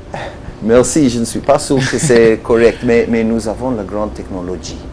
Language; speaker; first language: French; non-native, learner; Hebrew